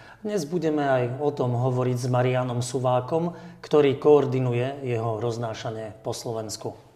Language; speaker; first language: Slovak; native; Slovak